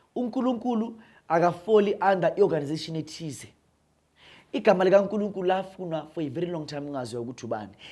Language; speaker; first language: Zulu; non-native, local second language; Northern Sotho